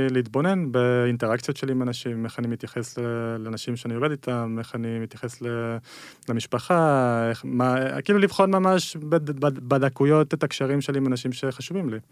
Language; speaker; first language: Hebrew; early bilingual, other home language; Spanish